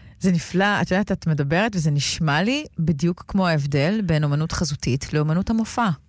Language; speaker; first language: Hebrew; native; Hebrew